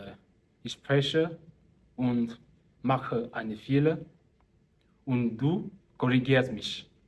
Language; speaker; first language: German; non-native, learner; French